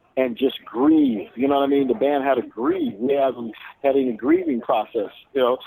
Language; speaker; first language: English; native; English